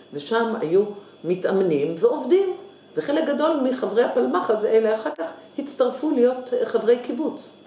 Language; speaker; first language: Hebrew; native; Hebrew